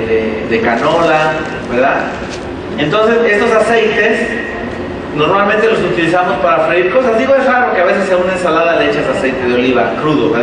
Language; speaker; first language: Spanish; native; Spanish